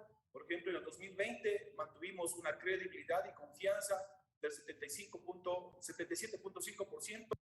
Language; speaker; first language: Spanish; native; Spanish